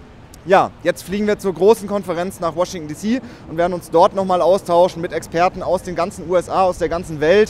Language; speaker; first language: German; native; German